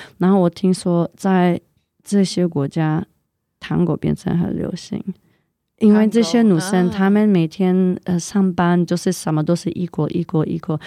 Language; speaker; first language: Chinese; non-native, fluent; English